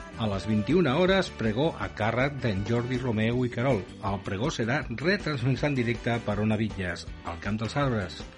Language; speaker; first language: Catalan; native; Catalan